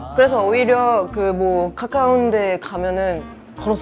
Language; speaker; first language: Korean; non-native, fluent; French